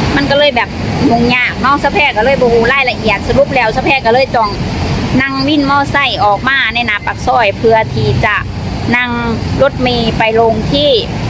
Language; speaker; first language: Thai; native; Thai